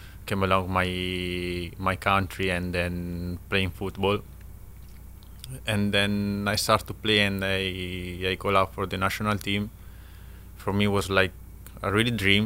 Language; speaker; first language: English; non-native, learner; Italian